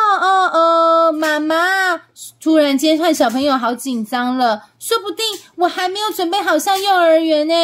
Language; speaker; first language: Chinese; native; Chinese